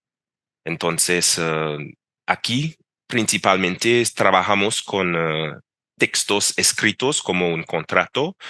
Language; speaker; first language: Spanish; non-native, fluent; English